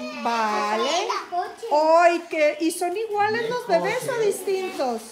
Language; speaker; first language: Spanish; native; Spanish